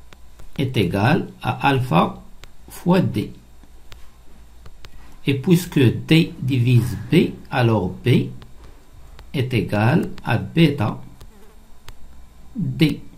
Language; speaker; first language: French; non-native, local second language; Arabic